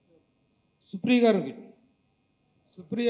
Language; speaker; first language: Telugu; native; Telugu